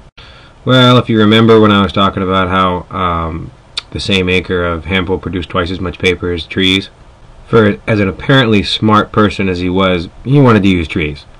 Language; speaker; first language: English; native; English